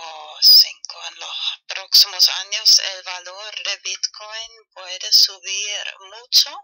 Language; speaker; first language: Spanish; non-native, fluent; German